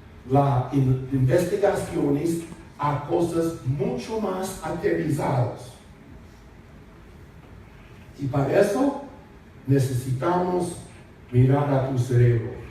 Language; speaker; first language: Spanish; non-native, fluent; English